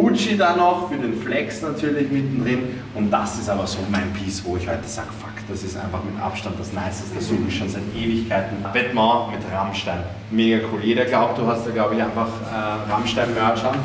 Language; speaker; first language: German; native; German